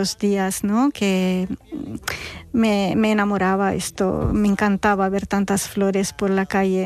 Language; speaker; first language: Spanish; non-native, fluent; Arabic